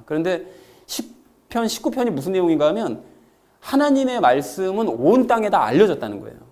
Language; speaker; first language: Korean; native; Korean